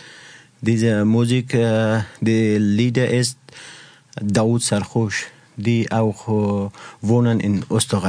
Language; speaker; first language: German; non-native, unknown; Persian